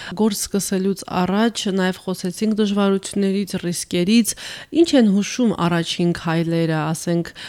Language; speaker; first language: Armenian; native; Armenian